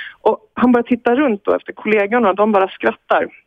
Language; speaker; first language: Swedish; native; Swedish